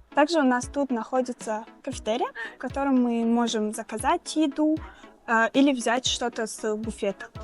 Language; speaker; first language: Russian; non-native, local second language; Tajik